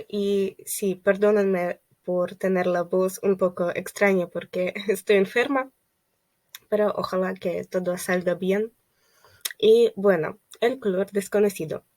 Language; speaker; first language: Spanish; non-native, fluent; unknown